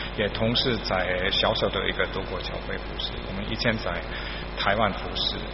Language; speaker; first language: Chinese; non-native, fluent; German